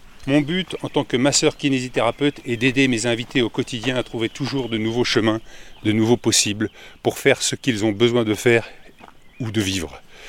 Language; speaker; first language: French; native; French